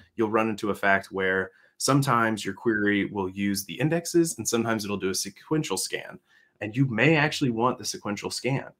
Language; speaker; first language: English; native; English